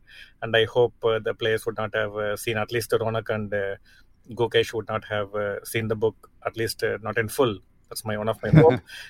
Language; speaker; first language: English; non-native, local second language; Tamil